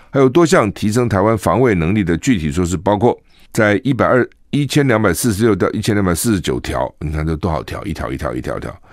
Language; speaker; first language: Chinese; native; Chinese